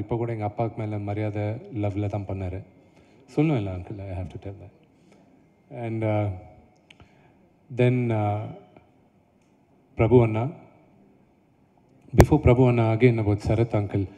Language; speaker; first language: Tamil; non-native, local second language; Telugu